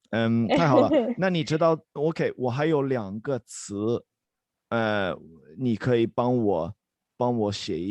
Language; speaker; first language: Chinese; non-native, fluent; Swedish